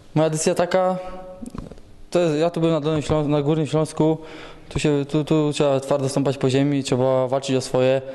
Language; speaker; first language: Polish; native; Polish